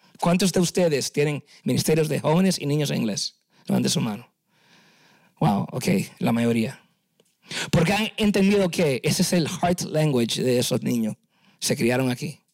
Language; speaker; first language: Spanish; early bilingual, heritage; Spanish